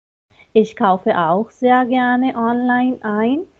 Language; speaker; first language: German; non-native, fluent; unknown